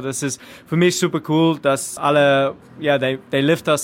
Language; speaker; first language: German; non-native, learner; English